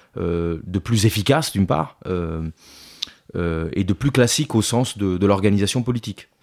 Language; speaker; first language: French; non-native, fluent; Italian